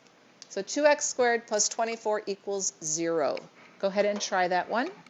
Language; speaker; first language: English; native; English